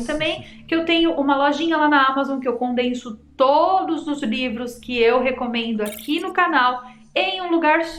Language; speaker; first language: Portuguese; native; Portuguese